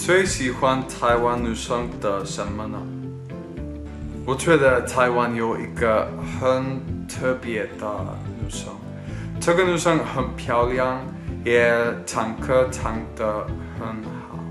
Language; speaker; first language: Chinese; non-native, learner; Swedish